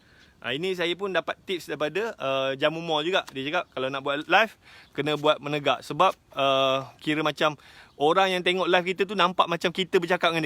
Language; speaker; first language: Malay; native; Malay